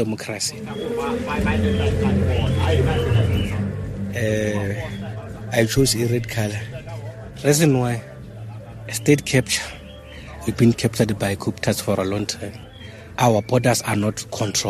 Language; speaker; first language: English; non-native, local second language; Northern Sotho